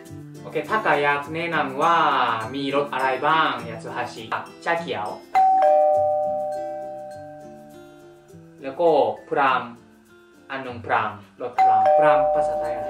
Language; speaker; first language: Thai; non-native, fluent; Japanese